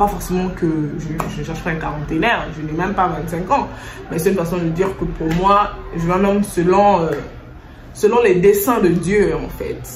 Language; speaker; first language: French; native; French